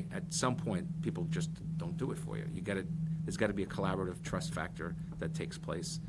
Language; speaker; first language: English; early bilingual, other home language; Portuguese